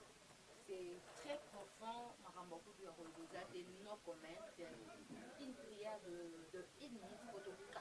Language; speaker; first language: French; non-native, local second language; Lingala